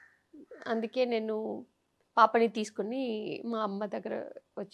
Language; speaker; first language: Telugu; non-native, local second language; Tamil